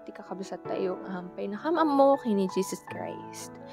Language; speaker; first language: Filipino; non-native, local second language; Iloko